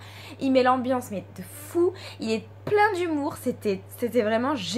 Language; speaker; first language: French; native; French